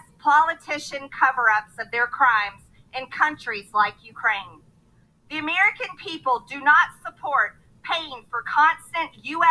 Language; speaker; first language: English; native; English